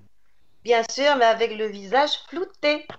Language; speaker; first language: French; non-native, fluent; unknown